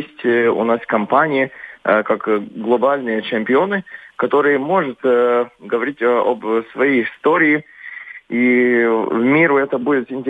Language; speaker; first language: Russian; non-native, local second language; Latvian